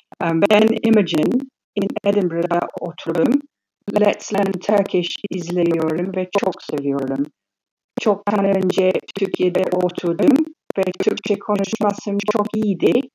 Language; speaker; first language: Turkish; non-native, learner; English